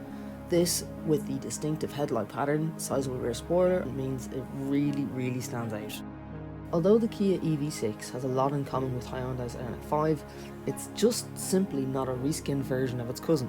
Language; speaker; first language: English; native; English